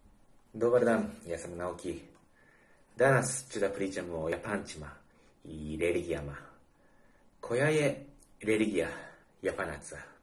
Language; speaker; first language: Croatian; non-native, learner; Japanese